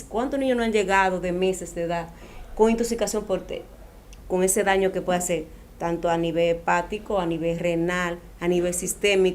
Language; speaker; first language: Spanish; native; Spanish